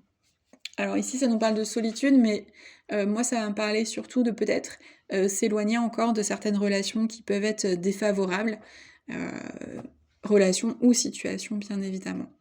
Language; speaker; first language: French; native; French